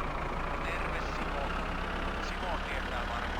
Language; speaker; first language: Finnish; native; Finnish